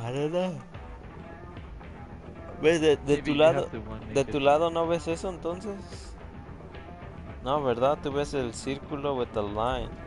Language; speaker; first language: Spanish; early bilingual, other home language; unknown